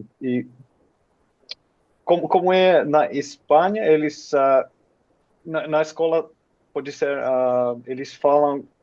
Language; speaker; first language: Portuguese; non-native, fluent; Finnish